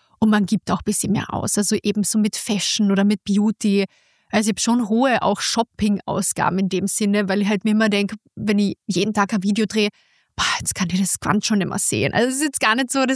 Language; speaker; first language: German; native; German